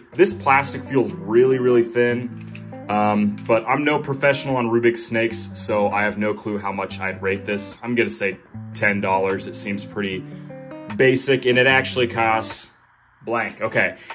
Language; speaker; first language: English; native; English